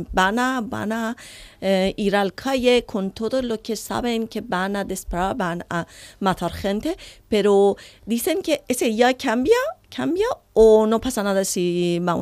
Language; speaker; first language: Spanish; non-native, learner; Persian